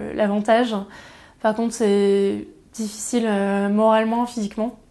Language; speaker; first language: French; native; French